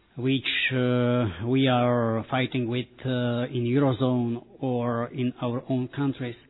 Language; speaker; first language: English; non-native, fluent; Slovak